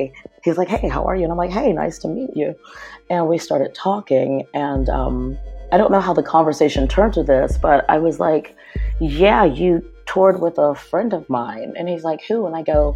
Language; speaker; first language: English; native; English